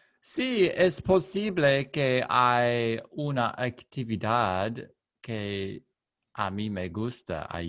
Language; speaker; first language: Spanish; non-native, learner; English